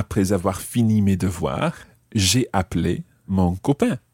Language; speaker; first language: French; non-native, fluent; English